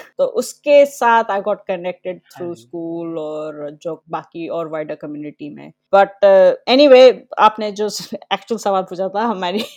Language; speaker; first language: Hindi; native; Hindi